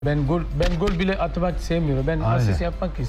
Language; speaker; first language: Turkish; non-native, learner; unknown